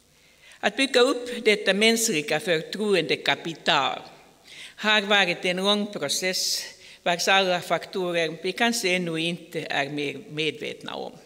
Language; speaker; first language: Swedish; non-native, fluent; Finnish